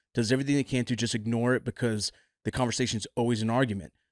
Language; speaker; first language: English; native; English